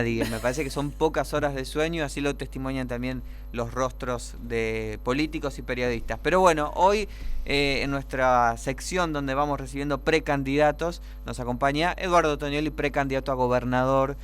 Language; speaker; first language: Spanish; native; Spanish